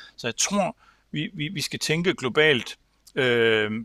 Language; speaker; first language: Danish; native; Danish